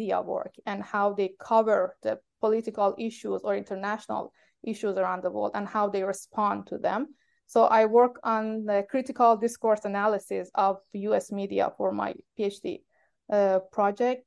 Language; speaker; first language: English; non-native, fluent; Persian